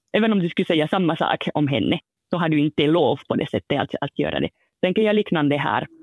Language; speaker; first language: Swedish; non-native, fluent; French